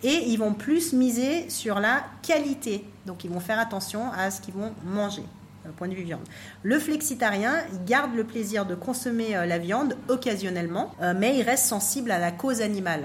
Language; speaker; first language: French; native; French